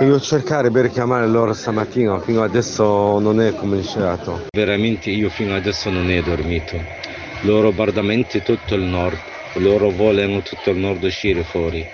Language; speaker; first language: Italian; non-native, learner; Arabic